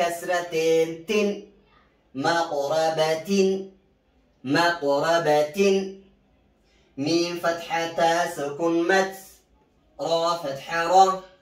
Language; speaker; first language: Arabic; non-native, fluent; Oromo